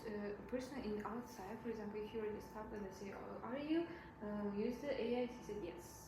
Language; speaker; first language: English; non-native, learner; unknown